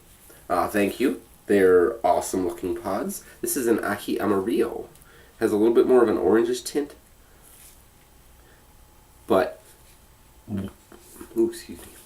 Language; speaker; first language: English; native; English